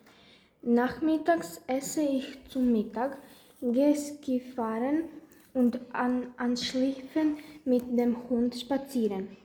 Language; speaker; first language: German; non-native, learner; Greek